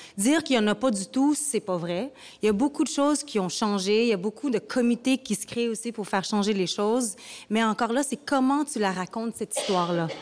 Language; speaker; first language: French; early bilingual, other home language; Vietnamese